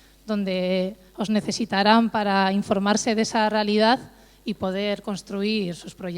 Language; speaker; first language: Spanish; native; Spanish